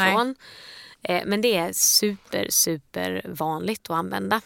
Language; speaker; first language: Swedish; native; Swedish